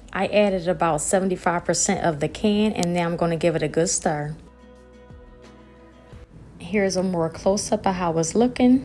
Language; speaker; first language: English; native; English